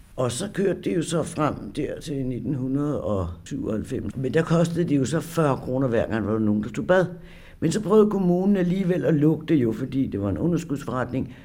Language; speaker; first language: Danish; native; Danish